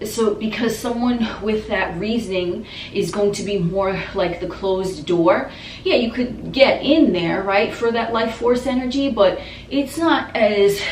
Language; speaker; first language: English; native; English